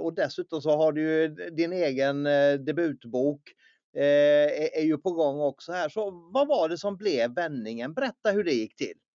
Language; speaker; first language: Swedish; native; Swedish